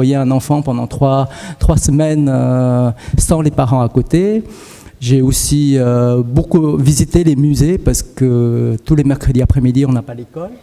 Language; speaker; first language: French; early bilingual, other home language; Vietnamese